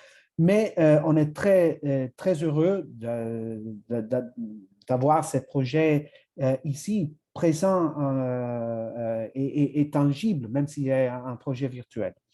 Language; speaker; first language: French; non-native, fluent; Italian